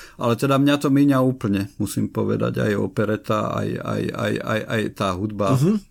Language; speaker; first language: Slovak; native; Slovak